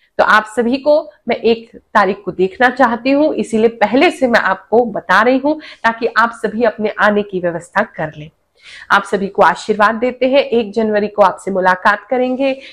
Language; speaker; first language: Hindi; native; Hindi